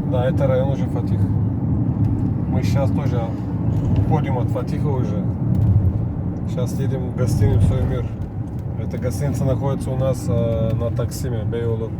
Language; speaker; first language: Russian; non-native, local second language; Kyrgyz